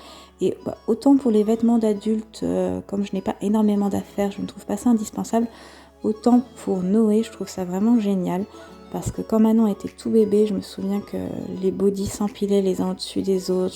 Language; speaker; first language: French; native; French